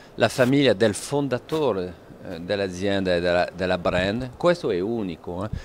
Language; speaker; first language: Italian; non-native, fluent; French